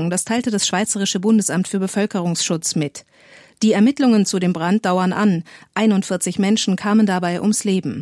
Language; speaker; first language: German; native; German